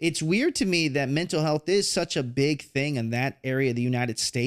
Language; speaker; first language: English; native; English